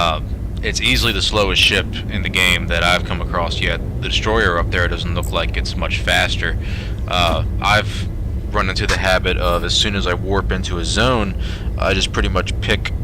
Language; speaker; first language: English; native; English